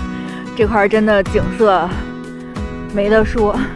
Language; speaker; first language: Chinese; native; Chinese